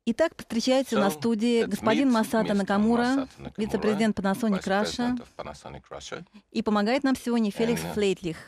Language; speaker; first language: Russian; native; Russian